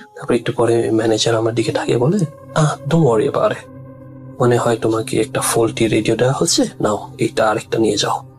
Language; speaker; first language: Bangla; early bilingual, heritage; Bangla